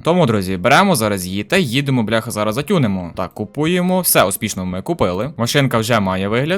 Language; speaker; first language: Ukrainian; native; Ukrainian